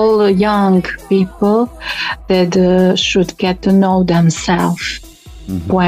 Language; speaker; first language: English; non-native, learner; Croatian